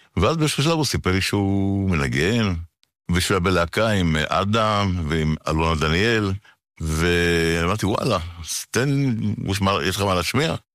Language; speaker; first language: Hebrew; early bilingual, other home language; Greek